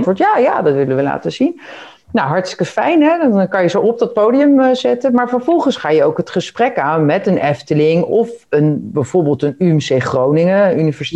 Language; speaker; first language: Dutch; native; Dutch